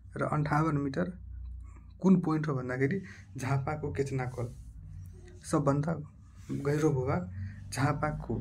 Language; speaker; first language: Nepali; non-native, local second language; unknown